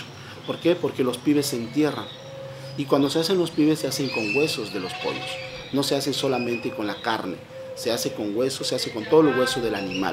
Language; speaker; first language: Spanish; native; Spanish